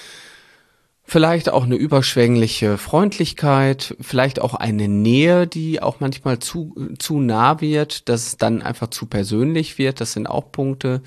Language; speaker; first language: German; native; German